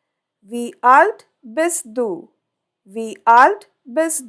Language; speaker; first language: German; non-native, fluent; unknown